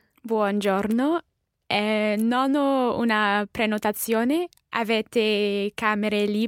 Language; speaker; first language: Italian; non-native, learner; English